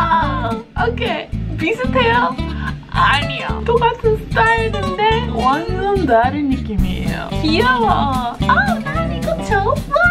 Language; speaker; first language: Korean; non-native, fluent; English